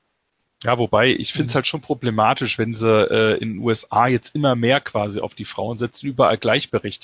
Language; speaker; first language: German; native; German